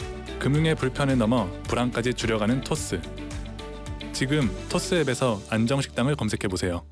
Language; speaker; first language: Korean; native; Korean